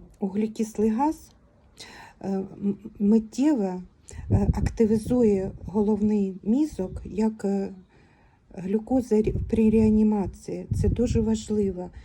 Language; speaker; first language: Ukrainian; non-native, local second language; Russian